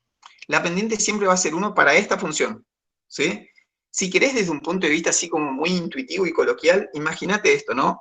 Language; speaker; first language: Spanish; native; Spanish